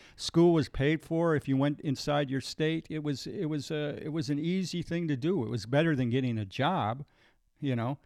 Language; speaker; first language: English; native; English